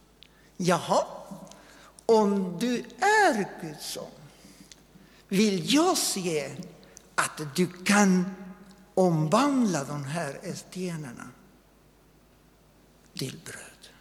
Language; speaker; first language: Swedish; non-native, fluent; Spanish